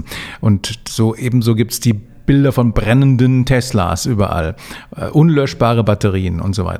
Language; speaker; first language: German; native; German